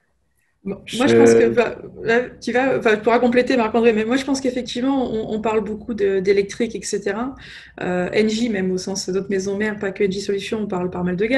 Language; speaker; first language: French; native; French